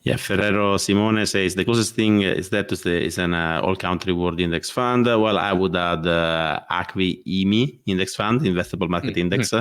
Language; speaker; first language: English; non-native, fluent; Italian